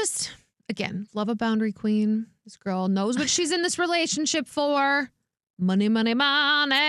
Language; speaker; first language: English; native; English